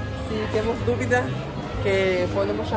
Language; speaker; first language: Portuguese; non-native, fluent; Spanish